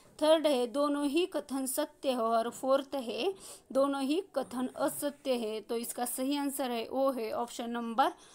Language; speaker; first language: Hindi; non-native, local second language; Marathi